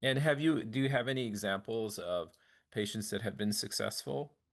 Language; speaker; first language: English; native; English